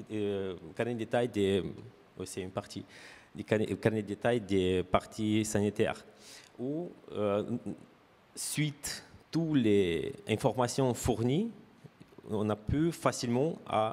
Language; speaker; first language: French; non-native, fluent; Romanian